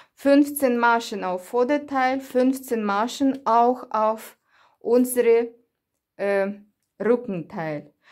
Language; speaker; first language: German; non-native, learner; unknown